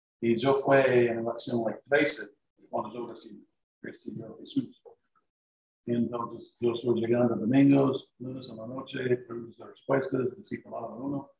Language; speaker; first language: Spanish; non-native, learner; English